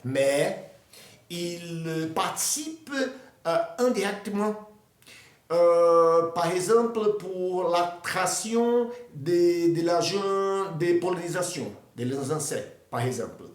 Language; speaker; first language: French; non-native, fluent; Portuguese